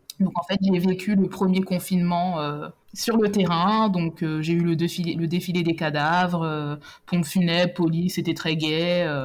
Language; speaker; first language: French; native; French